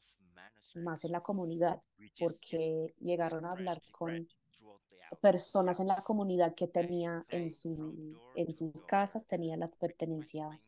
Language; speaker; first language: Spanish; non-native, fluent; Indonesian